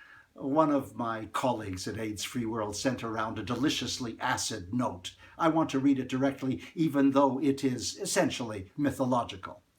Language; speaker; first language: English; native; English